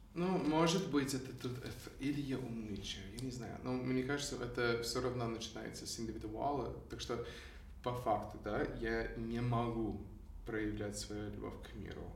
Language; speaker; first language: Russian; non-native, fluent; English